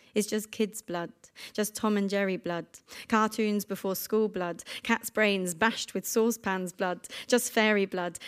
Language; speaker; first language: English; native; English